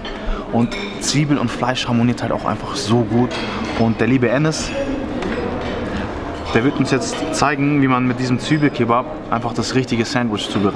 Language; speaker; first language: German; native; German